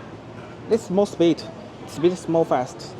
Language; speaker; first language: English; non-native, learner; Chinese